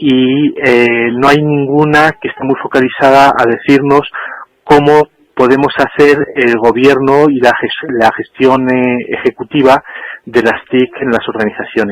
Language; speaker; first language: Spanish; native; Spanish